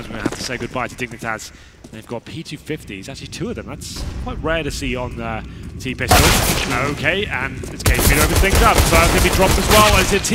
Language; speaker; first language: English; native; English